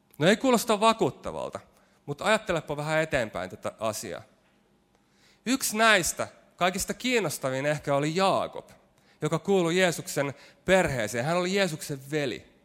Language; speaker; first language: Finnish; native; Finnish